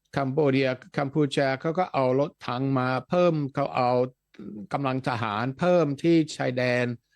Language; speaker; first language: Thai; non-native, fluent; Dutch